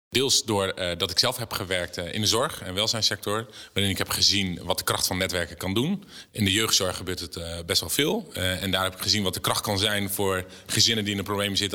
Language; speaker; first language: Dutch; native; Dutch